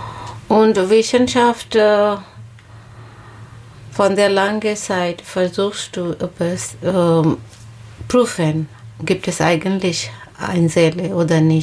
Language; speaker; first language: German; non-native, learner; Bangla